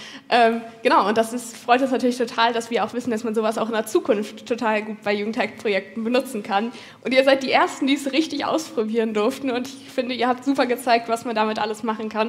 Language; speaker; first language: German; native; German